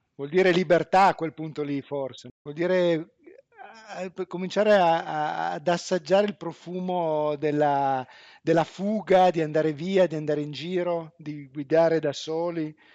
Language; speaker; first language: Italian; native; Italian